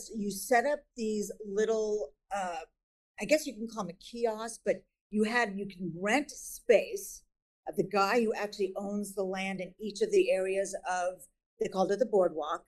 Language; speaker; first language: English; native; English